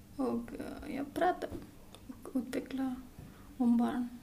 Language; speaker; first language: Swedish; non-native, learner; Indonesian